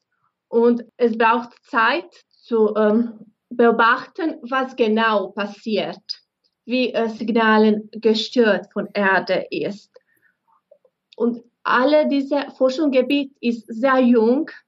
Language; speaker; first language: German; non-native, fluent; Bosnian